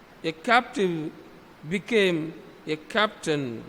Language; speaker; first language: English; non-native, local second language; Tamil